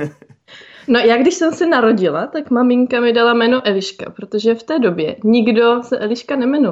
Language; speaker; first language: Czech; native; Czech